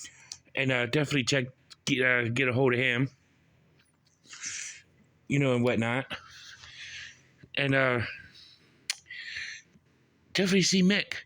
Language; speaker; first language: English; native; English